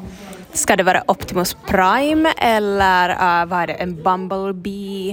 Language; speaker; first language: Swedish; non-native, learner; Finnish